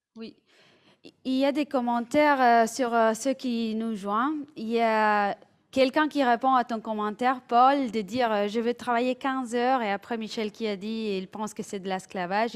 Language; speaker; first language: French; non-native, fluent; Spanish